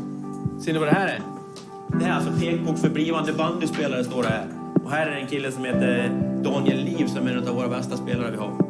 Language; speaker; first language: Swedish; native; Swedish